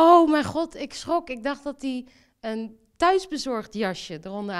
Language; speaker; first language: Dutch; native; Dutch